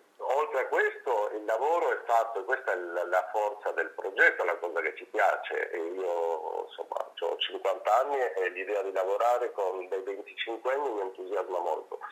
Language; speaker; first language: Italian; non-native, fluent; Spanish